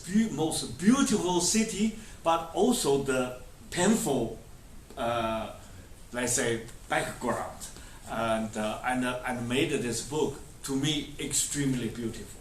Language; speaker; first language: English; non-native, fluent; Chinese